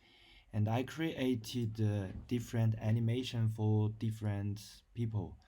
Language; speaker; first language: English; non-native, learner; Chinese